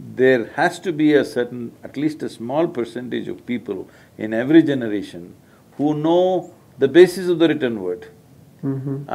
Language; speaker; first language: English; non-native, local second language; Kannada